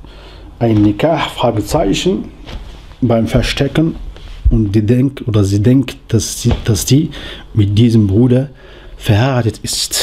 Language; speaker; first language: German; non-native, learner; Arabic